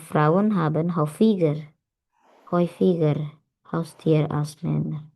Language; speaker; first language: German; non-native, learner; Indonesian